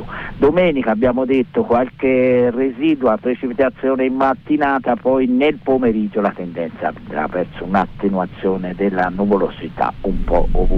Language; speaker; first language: Italian; native; Italian